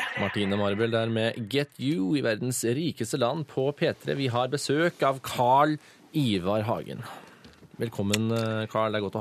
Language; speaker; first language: Norwegian; native; Norwegian